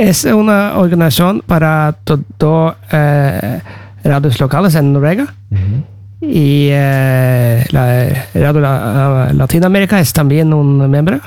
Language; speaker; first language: Spanish; non-native, learner; Norwegian